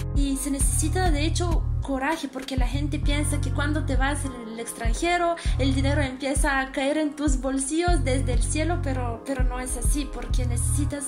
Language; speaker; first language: Spanish; non-native, fluent; Bulgarian